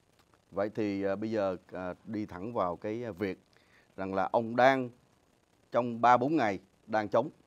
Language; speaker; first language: Vietnamese; native; Vietnamese